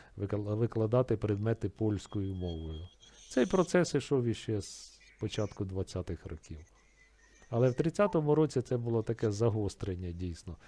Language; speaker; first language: Ukrainian; native; Ukrainian